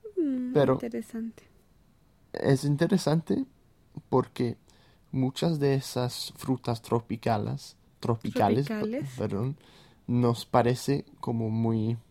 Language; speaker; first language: Spanish; non-native, fluent; English